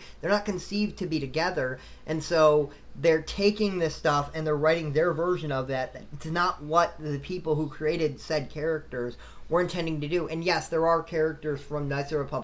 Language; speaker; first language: English; native; English